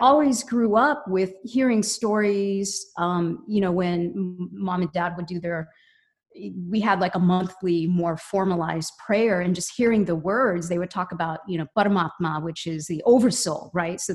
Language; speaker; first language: English; native; English